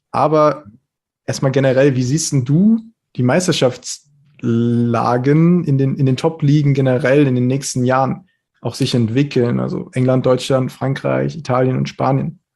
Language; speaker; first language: German; native; German